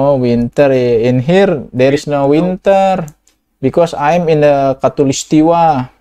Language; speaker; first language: English; non-native, learner; Indonesian